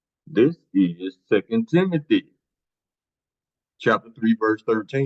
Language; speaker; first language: English; native; English